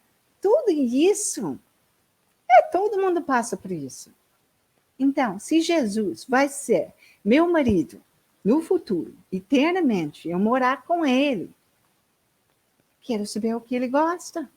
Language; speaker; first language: Portuguese; non-native, learner; English